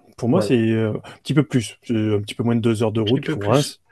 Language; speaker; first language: French; native; French